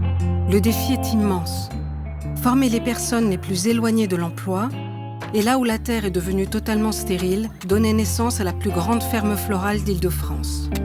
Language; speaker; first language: French; native; French